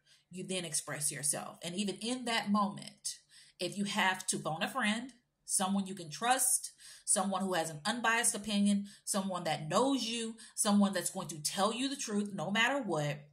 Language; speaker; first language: English; native; English